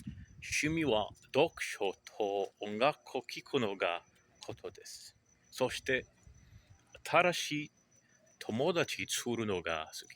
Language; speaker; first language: Japanese; non-native, learner; Portuguese